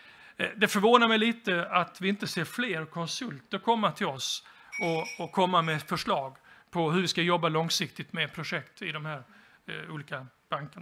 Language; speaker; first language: Swedish; native; Swedish